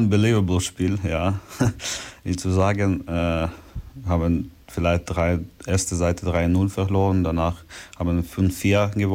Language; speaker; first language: German; non-native, learner; Ukrainian